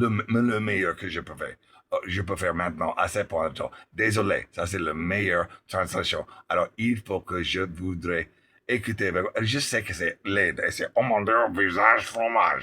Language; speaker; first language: French; non-native, learner; English